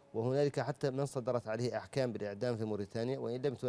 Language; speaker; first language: Arabic; native; Arabic